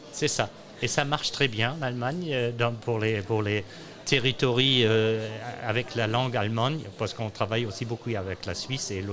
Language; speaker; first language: French; non-native, learner; German